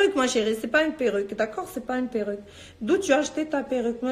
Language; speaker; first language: French; non-native, local second language; Arabic